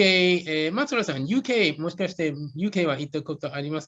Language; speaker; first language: Japanese; non-native, fluent; English